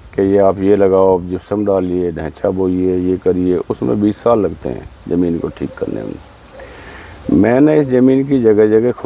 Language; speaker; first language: Hindi; native; Hindi